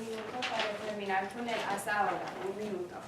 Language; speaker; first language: Spanish; non-native, fluent; English